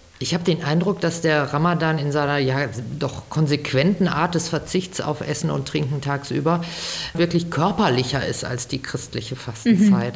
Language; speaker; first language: German; native; German